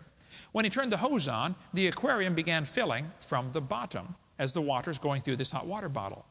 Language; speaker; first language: English; native; English